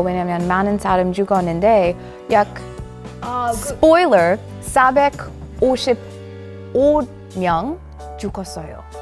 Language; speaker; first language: Korean; non-native, learner; English